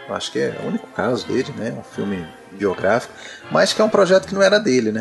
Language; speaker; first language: Portuguese; native; Portuguese